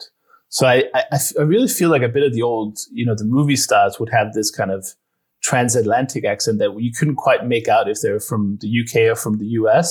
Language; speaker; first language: English; non-native, fluent; Danish